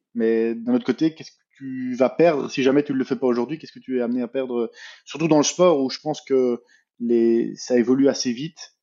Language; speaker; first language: French; native; French